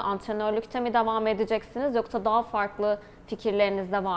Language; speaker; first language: Turkish; native; Turkish